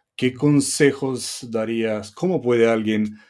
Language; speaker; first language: Spanish; non-native, fluent; Romanian